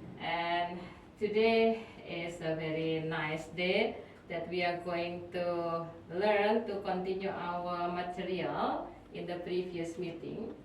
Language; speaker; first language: English; non-native, fluent; Indonesian